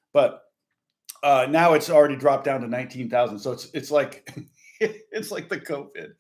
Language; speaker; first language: English; native; English